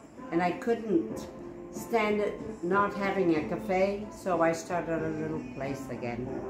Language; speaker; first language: English; non-native, fluent; Dutch